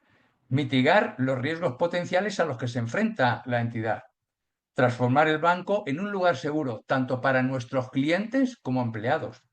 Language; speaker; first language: Spanish; native; Spanish